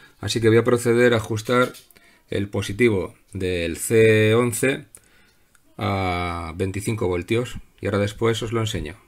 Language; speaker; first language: Spanish; native; Spanish